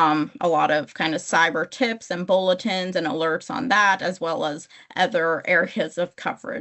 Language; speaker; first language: English; native; English